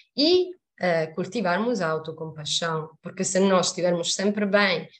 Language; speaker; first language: Portuguese; non-native, fluent; Italian